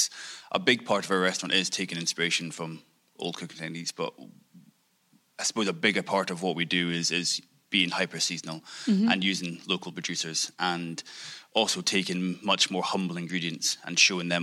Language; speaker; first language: English; native; English